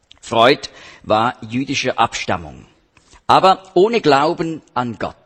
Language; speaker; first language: German; native; German